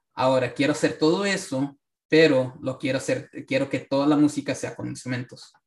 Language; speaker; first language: Spanish; early bilingual, heritage; Spanish